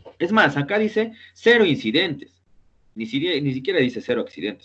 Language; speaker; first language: Spanish; native; Spanish